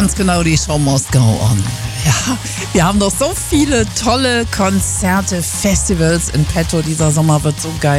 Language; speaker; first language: German; native; German